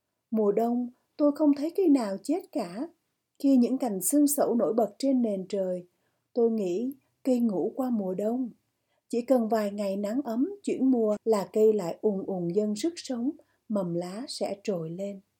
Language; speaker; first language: Vietnamese; native; Vietnamese